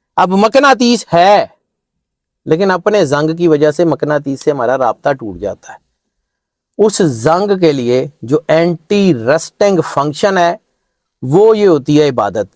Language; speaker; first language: Urdu; non-native, local second language; Punjabi